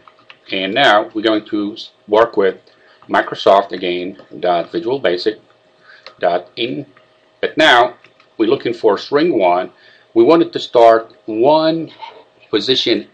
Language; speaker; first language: English; non-native, fluent; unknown